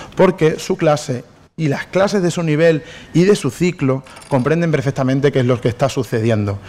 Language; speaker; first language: Spanish; native; Spanish